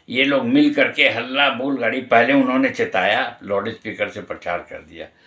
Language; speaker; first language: Hindi; native; Hindi